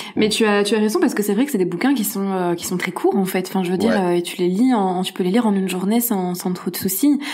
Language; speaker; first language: French; native; French